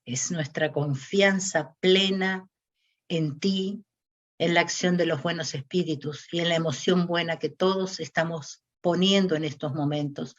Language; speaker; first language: Spanish; native; Spanish